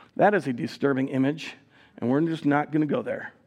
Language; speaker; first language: English; native; English